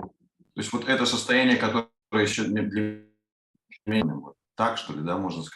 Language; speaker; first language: Russian; native; Russian